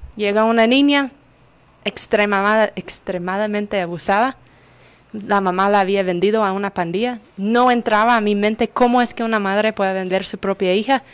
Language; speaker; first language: Spanish; non-native, fluent; English